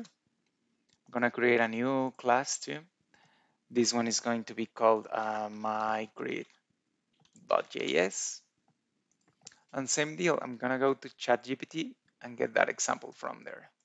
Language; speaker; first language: English; non-native, fluent; Spanish